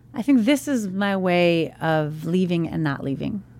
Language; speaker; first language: English; native; English